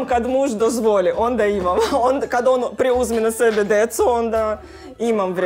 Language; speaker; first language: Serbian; non-native, learner; Russian